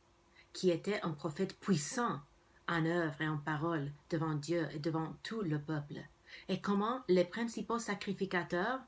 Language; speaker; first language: French; non-native, fluent; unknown